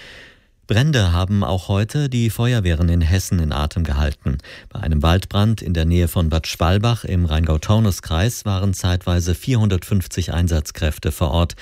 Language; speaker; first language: German; native; German